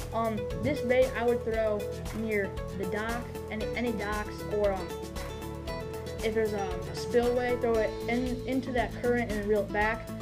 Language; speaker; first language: English; native; English